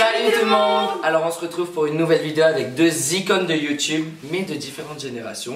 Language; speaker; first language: French; native; French